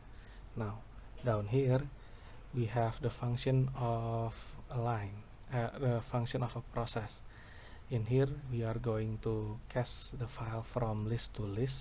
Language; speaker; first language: English; non-native, local second language; Indonesian